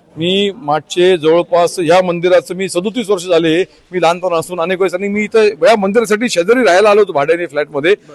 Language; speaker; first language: Marathi; native; Marathi